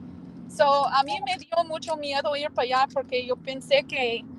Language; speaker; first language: Spanish; early bilingual, heritage; Spanish